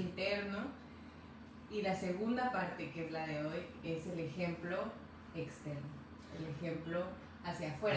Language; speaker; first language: Spanish; native; Spanish